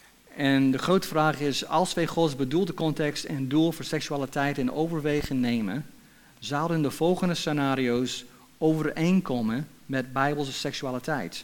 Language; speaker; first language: Dutch; non-native, fluent; English